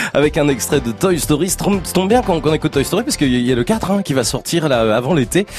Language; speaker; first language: French; native; French